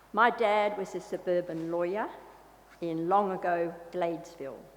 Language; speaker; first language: English; native; English